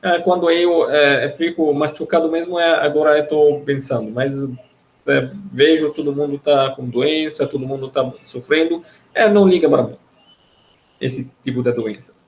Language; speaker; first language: Portuguese; non-native, learner; Arabic